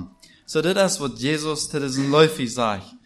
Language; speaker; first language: German; non-native, learner; Plautdietsch